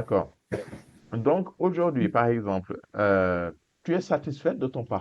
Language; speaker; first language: French; non-native, fluent; Portuguese